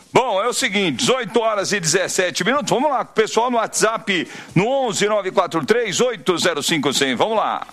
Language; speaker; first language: Portuguese; native; Portuguese